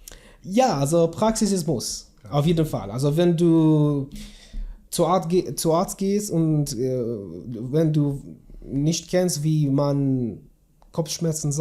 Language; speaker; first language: German; non-native, learner; Kurdish